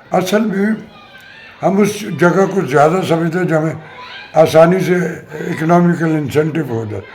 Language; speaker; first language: Urdu; non-native, local second language; Punjabi